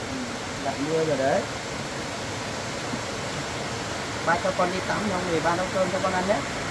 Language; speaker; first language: Vietnamese; native; Vietnamese